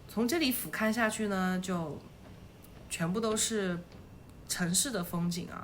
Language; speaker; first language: Chinese; native; Chinese